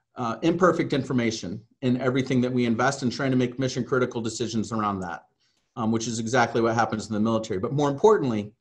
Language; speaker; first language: English; native; English